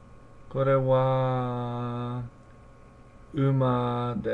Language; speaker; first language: Japanese; non-native, learner; English